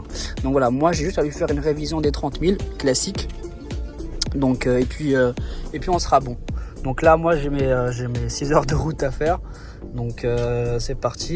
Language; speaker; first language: French; native; French